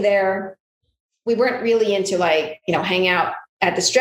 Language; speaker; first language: English; non-native, local second language; Filipino